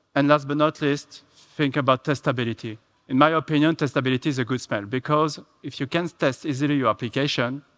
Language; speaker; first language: English; non-native, fluent; French